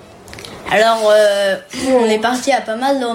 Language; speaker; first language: French; early bilingual, heritage; French